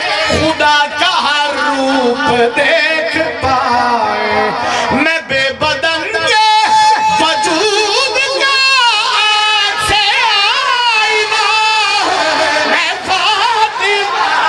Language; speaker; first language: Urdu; non-native, local second language; Punjabi